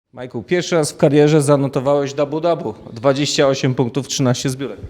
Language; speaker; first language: Polish; native; Polish